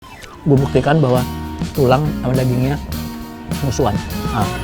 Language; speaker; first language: Indonesian; native; Indonesian